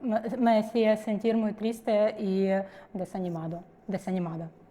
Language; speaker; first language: Spanish; non-native, fluent; Russian